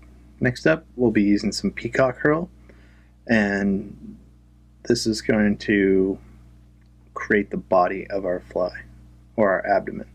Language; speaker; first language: English; native; English